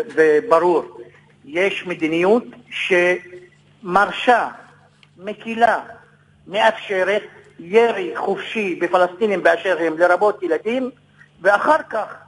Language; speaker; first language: Hebrew; non-native, local second language; Arabic